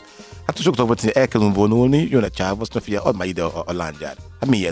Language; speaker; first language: Hungarian; non-native, learner; Yoruba